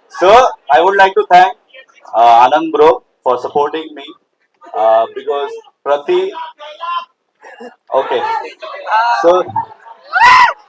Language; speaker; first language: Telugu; non-native, local second language; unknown